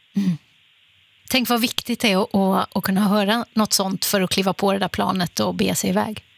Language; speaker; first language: Swedish; native; Swedish